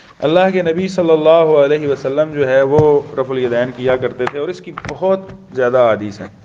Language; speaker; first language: Urdu; non-native, local second language; Pashto